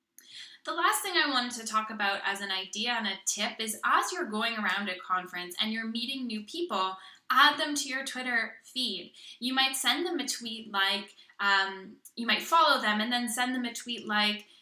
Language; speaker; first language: English; native; English